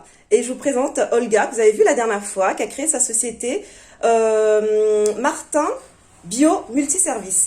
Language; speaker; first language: French; native; French